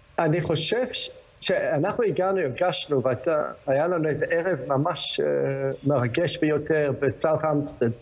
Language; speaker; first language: Hebrew; non-native, fluent; English